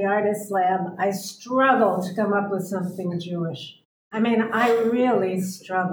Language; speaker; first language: English; native; English